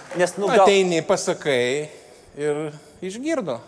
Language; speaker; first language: Lithuanian; native; Lithuanian